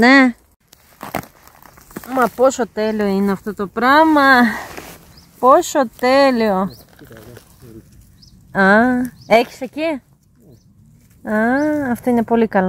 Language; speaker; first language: Greek; native; Greek